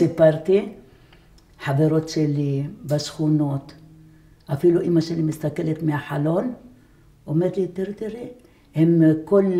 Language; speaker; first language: Hebrew; non-native, fluent; Arabic